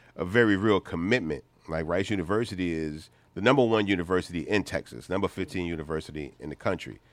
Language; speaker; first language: English; native; English